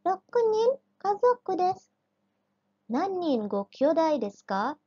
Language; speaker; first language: Japanese; non-native, fluent; Indonesian